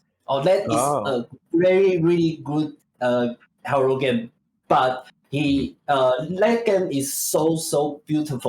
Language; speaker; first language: English; non-native, learner; Chinese